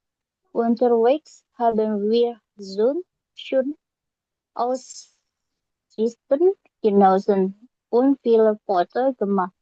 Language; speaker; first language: German; non-native, learner; Indonesian